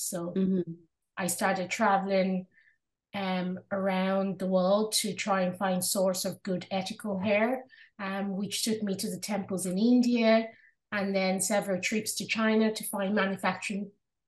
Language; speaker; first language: English; non-native, local second language; Yoruba